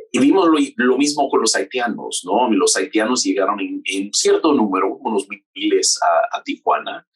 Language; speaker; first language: Spanish; non-native, fluent; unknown